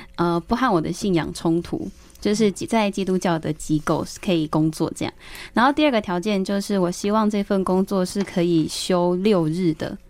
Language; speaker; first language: Chinese; native; Chinese